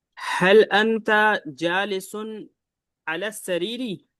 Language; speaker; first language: Arabic; non-native, fluent; Urdu